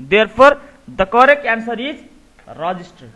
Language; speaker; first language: English; non-native, local second language; Nepali